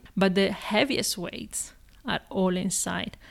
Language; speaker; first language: English; non-native, fluent; Italian